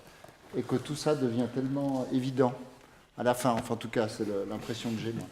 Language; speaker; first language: French; native; French